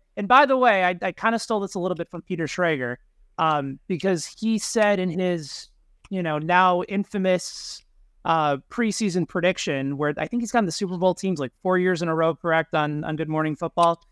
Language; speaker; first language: English; native; English